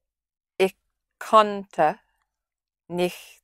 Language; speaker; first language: German; non-native, learner; English